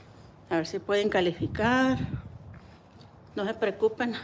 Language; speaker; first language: Spanish; early bilingual, heritage; Spanish